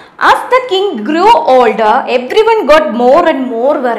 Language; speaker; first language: English; non-native, local second language; Malayalam